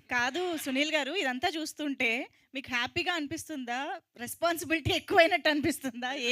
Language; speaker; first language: Telugu; native; Telugu